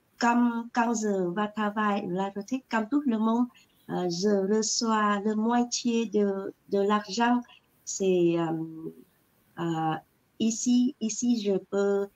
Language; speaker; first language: French; non-native, learner; Vietnamese